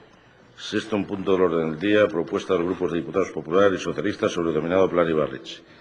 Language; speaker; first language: Spanish; native; Spanish